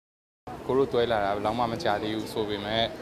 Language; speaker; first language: Burmese; native; Burmese